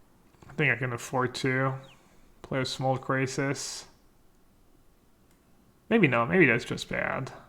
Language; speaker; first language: English; non-native, fluent; French